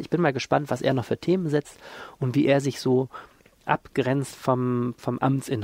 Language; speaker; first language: German; native; German